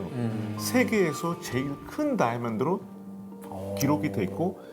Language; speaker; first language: Korean; non-native, fluent; Hindi